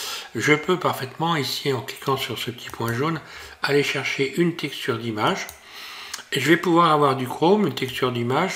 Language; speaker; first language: French; native; French